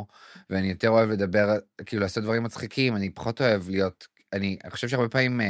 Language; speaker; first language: Hebrew; native; Hebrew